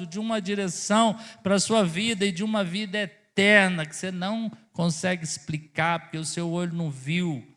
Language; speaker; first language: Portuguese; native; Portuguese